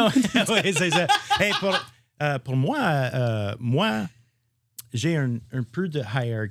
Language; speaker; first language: French; non-native, learner; English